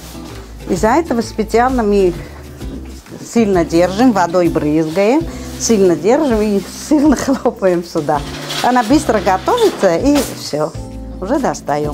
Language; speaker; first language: Russian; non-native, fluent; Armenian